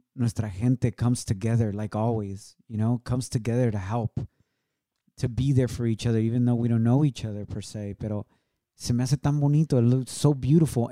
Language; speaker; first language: English; early bilingual, other home language; Spanish